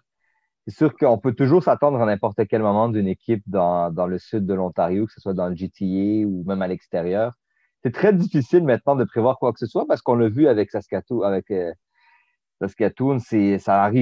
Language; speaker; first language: French; native; French